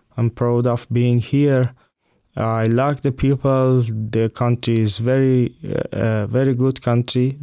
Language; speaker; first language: English; non-native, fluent; Persian